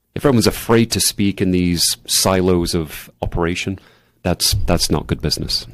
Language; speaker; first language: English; native; English